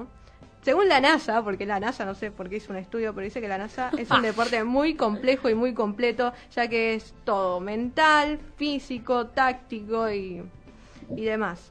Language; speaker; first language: Spanish; native; Spanish